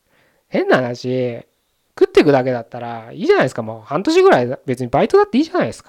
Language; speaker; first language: Japanese; native; Japanese